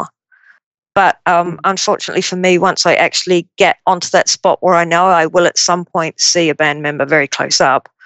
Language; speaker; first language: English; native; English